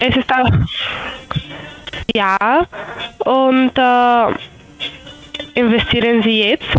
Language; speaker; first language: German; non-native, learner; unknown